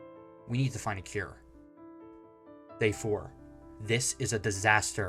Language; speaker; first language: English; native; English